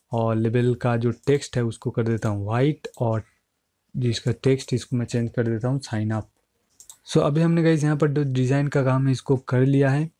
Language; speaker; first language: Hindi; native; Hindi